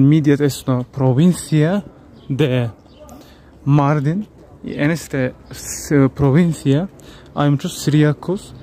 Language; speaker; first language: Spanish; non-native, learner; Turkish